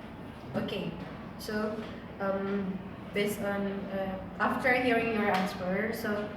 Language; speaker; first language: English; non-native, learner; Indonesian